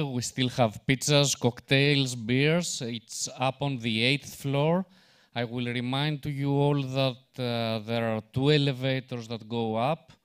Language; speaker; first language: English; non-native, fluent; Greek